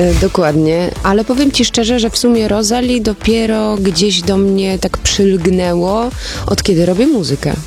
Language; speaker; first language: Polish; early bilingual, heritage; Polish